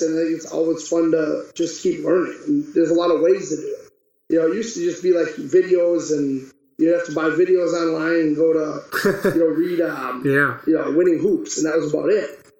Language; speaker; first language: English; native; English